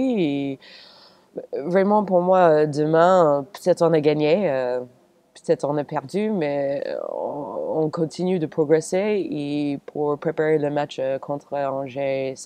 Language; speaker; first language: French; non-native, fluent; English